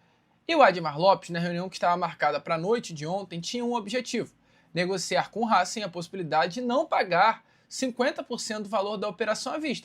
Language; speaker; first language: Portuguese; native; Portuguese